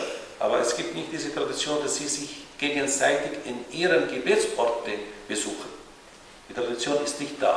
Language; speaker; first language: German; non-native, fluent; Arabic